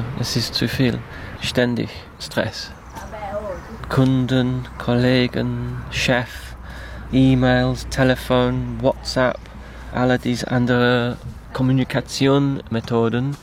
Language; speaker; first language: German; non-native, learner; English